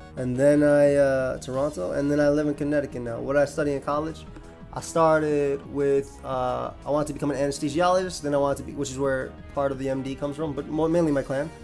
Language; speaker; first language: English; native; English